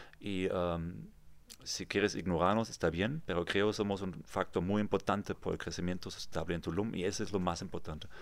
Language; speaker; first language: Spanish; non-native, fluent; German